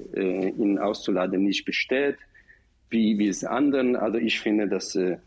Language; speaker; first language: German; non-native, fluent; Hebrew